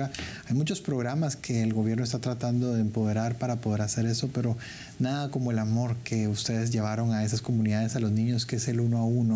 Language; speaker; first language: Spanish; native; Spanish